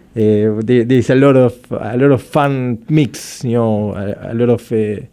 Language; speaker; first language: English; non-native, fluent; Spanish